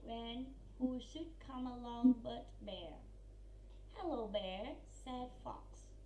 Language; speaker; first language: English; non-native, fluent; Vietnamese